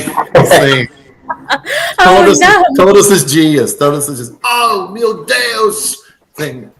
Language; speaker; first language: Portuguese; non-native, learner; English